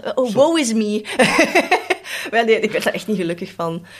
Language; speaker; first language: Dutch; early bilingual, other home language; Cantonese